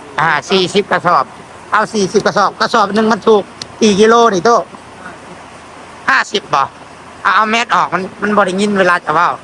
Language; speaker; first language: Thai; non-native, local second language; Lao